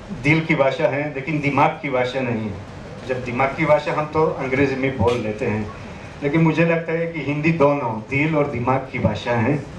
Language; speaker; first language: Hindi; non-native, fluent; Catalan